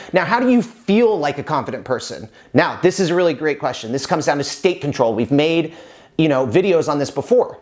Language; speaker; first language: English; native; English